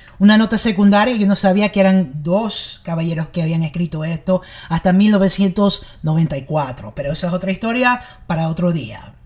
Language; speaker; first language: Spanish; early bilingual, heritage; English